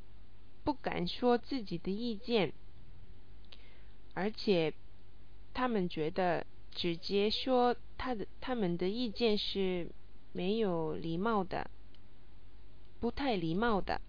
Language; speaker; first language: Chinese; non-native, learner; English